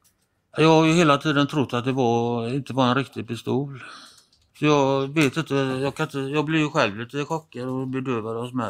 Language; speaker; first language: Swedish; native; Swedish